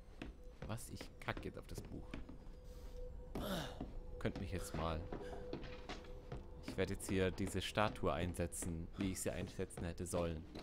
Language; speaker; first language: German; native; German